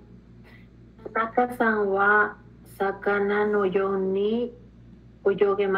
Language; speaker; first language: Japanese; non-native, learner; Spanish